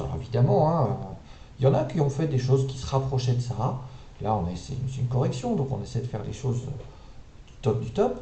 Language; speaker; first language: French; native; French